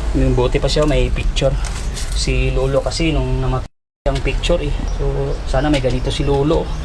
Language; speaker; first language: Filipino; non-native, local second language; Cebuano